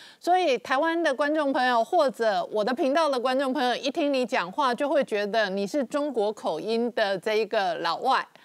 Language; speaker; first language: Chinese; native; Chinese